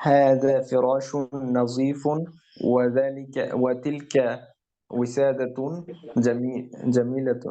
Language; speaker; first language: Arabic; non-native, learner; Bangla